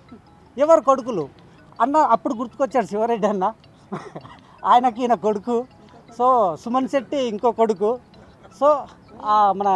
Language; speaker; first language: Telugu; native; Telugu